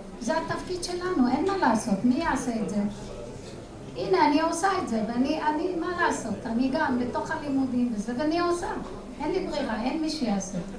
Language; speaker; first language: Hebrew; native; Hebrew